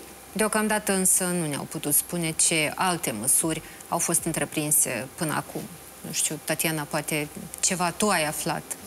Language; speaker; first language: Romanian; native; Romanian